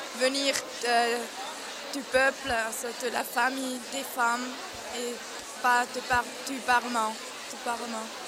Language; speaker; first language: French; non-native, local second language; German